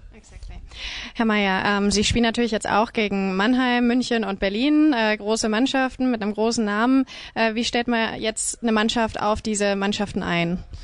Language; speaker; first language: German; native; German